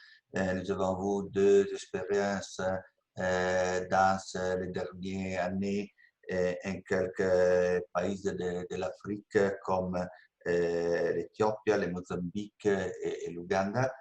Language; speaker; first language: French; non-native, learner; Italian